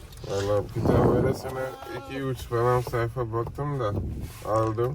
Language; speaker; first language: Turkish; native; Turkish